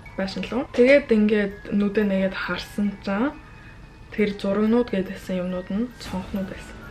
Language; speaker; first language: Mongolian; early bilingual, heritage; Mongolian